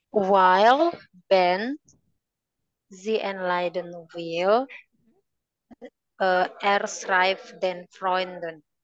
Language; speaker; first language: German; non-native, learner; Indonesian